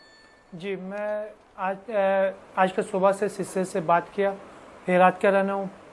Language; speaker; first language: Hindi; non-native, learner; Persian